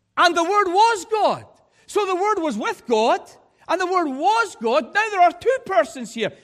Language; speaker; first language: English; native; English